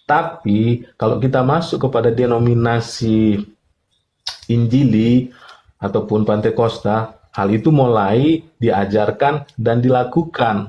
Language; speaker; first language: Indonesian; native; Indonesian